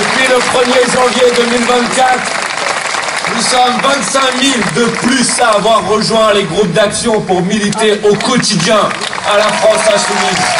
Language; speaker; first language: French; native; French